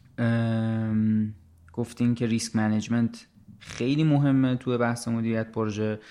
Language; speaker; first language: Persian; native; Persian